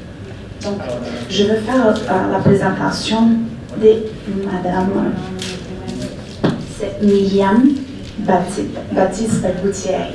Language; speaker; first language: French; non-native, fluent; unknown